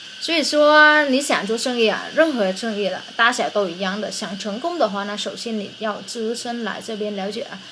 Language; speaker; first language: Chinese; non-native, fluent; Vietnamese